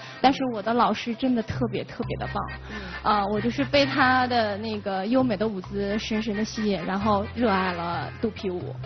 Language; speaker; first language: Chinese; native; Chinese